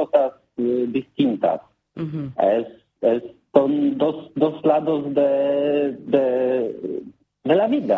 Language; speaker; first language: Spanish; non-native, learner; Polish